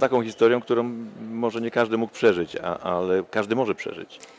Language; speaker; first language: Polish; native; Polish